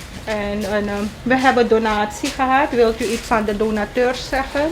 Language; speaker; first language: Dutch; non-native, local second language; Caribbean Hindustani